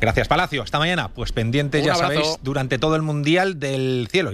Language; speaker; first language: Spanish; native; Spanish